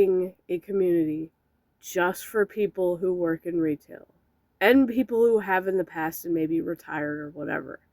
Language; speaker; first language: English; native; English